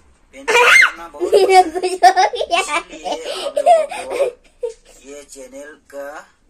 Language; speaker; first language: Hindi; non-native, local second language; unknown